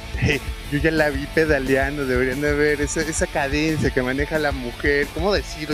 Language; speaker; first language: Spanish; native; Spanish